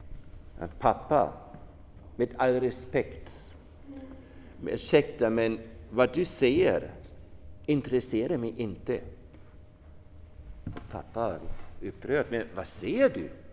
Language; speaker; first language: Swedish; non-native, fluent; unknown